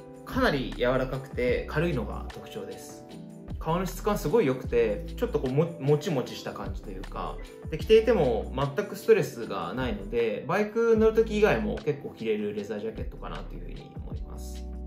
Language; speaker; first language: Japanese; native; Japanese